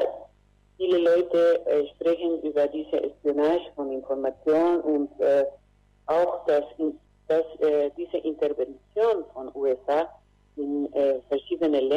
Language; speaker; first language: German; non-native, fluent; Spanish